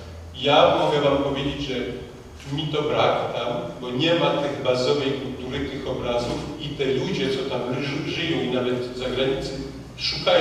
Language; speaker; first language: Polish; early bilingual, heritage; French